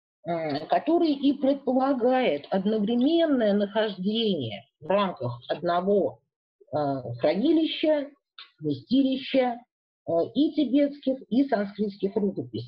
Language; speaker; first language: Russian; native; Russian